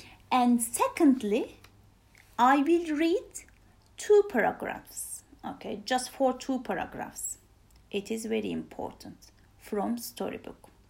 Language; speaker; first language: English; non-native, fluent; Turkish